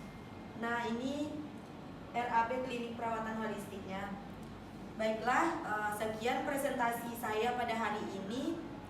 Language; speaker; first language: Indonesian; native; Indonesian